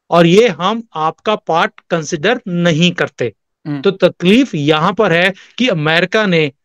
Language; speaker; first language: Hindi; native; Hindi